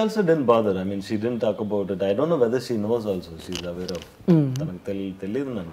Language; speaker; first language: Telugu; non-native, learner; Tamil